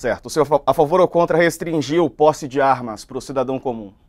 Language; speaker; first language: Portuguese; native; Portuguese